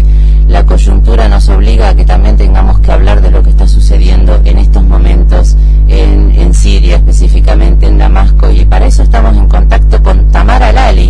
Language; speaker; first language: Spanish; native; Spanish